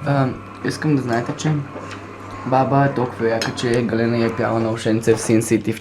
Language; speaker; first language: Bulgarian; native; Bulgarian